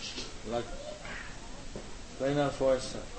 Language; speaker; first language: Spanish; non-native, learner; English